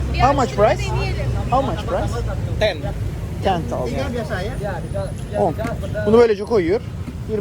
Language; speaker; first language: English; non-native, learner; Turkish